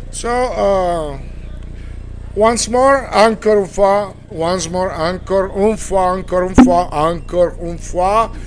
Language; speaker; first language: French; non-native, fluent; Spanish